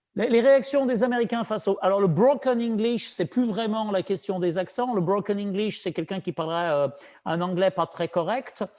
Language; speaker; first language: French; native; French